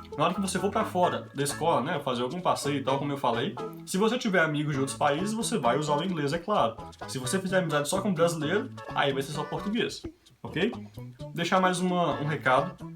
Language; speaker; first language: Portuguese; native; Portuguese